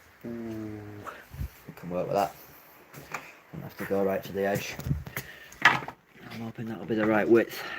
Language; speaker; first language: English; native; English